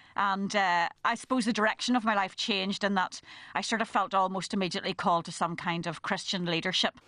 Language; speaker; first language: English; native; English